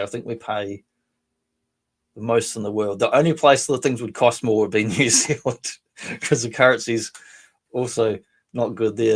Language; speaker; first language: English; native; English